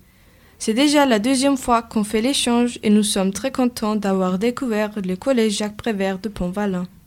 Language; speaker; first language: French; native; French